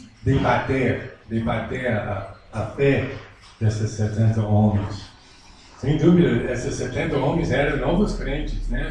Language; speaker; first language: Portuguese; non-native, fluent; English